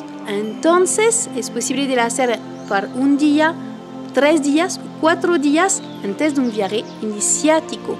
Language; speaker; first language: Spanish; non-native, learner; French